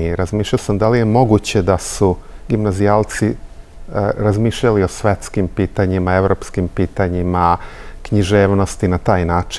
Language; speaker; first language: Serbian; native; Serbian